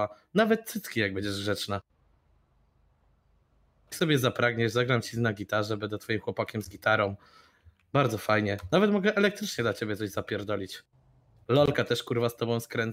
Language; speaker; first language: Polish; native; Polish